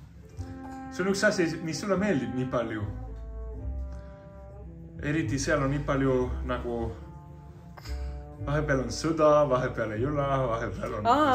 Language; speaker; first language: Estonian; non-native, learner; Spanish